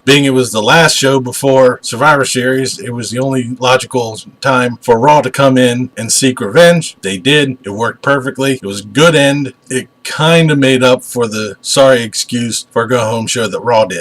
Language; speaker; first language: English; native; English